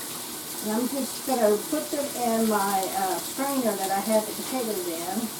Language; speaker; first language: English; native; English